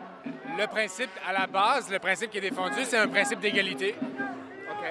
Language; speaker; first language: French; native; French